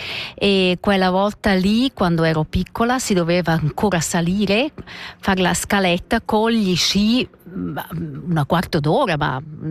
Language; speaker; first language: Italian; non-native, local second language; Romansh